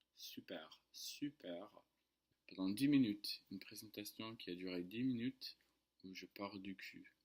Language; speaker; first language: French; non-native, fluent; English